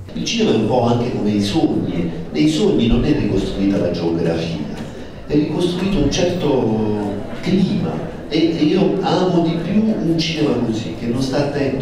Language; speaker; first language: Italian; native; Italian